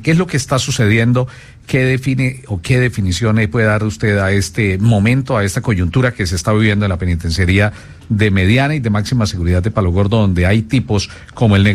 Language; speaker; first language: Spanish; native; Spanish